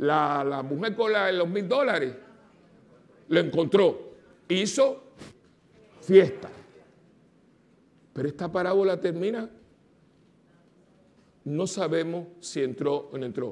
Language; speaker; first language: Spanish; native; Spanish